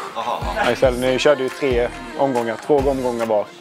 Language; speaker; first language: Swedish; native; Swedish